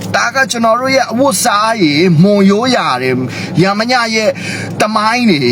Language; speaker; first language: Burmese; non-native, local second language; Mon